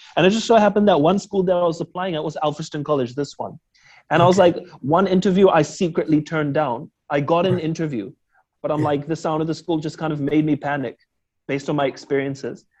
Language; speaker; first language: English; native; English